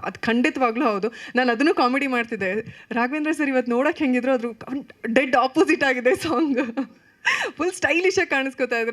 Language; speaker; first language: Kannada; native; Kannada